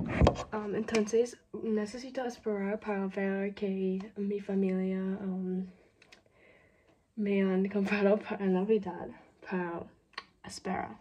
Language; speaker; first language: Spanish; non-native, learner; English